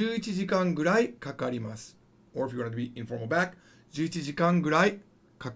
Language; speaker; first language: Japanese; non-native, fluent; English